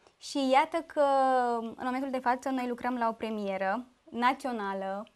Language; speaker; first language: Romanian; native; Romanian